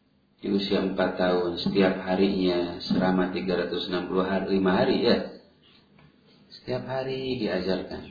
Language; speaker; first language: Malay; non-native, local second language; Sundanese